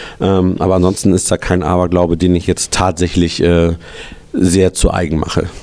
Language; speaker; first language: German; native; German